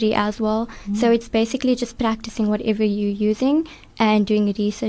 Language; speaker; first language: English; native; English